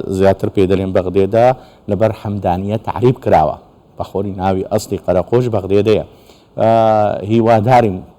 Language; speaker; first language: Central Kurdish; non-native, local second language; Assyrian Neo-Aramaic